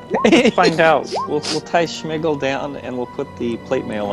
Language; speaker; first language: English; native; English